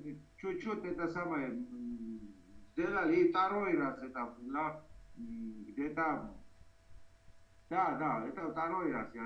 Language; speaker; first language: Russian; non-native, fluent; Georgian